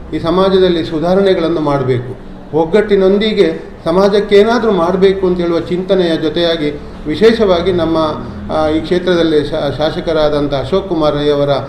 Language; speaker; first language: Kannada; non-native, local second language; Tulu